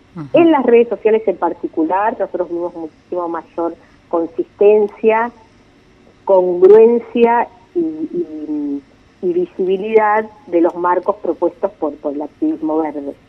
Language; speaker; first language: Spanish; native; Spanish